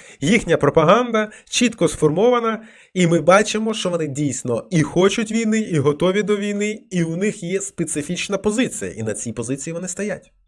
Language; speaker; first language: Ukrainian; non-native, local second language; Russian